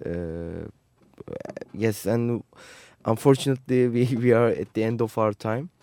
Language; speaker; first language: English; non-native, fluent; Turkish